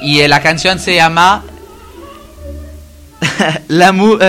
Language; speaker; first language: Spanish; non-native, learner; French